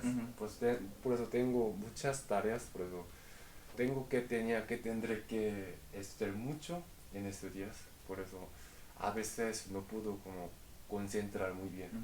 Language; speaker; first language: Spanish; non-native, fluent; Korean